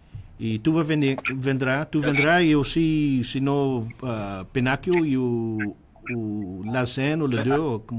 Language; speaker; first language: French; non-native, learner; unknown